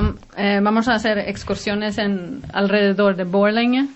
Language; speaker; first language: Spanish; non-native, fluent; Swedish